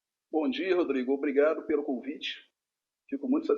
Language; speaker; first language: Portuguese; native; Portuguese